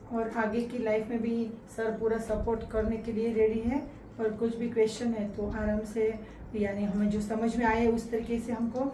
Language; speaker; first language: Hindi; non-native, local second language; Gujarati